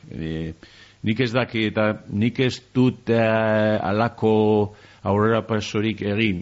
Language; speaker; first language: Basque; non-native, local second language; Spanish